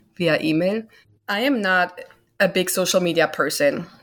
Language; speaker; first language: English; non-native, fluent; German